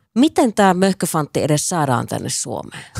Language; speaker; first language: Finnish; native; Finnish